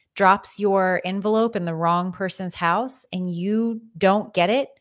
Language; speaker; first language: English; native; English